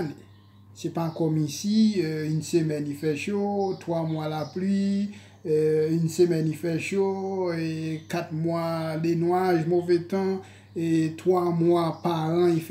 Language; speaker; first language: French; non-native, local second language; Haitian Creole